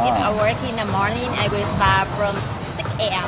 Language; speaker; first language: English; non-native, learner; Vietnamese